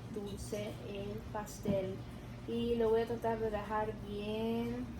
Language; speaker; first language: Spanish; early bilingual, other home language; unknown